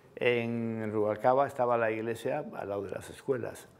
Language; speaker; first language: Spanish; native; Spanish